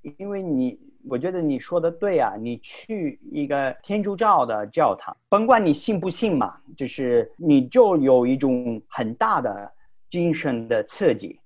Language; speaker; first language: Chinese; non-native, fluent; Italian